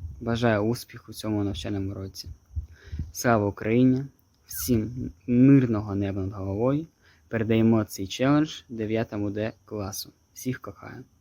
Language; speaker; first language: Ukrainian; non-native, local second language; Russian